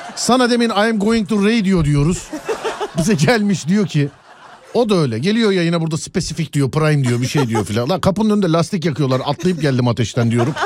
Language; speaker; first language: Turkish; native; Turkish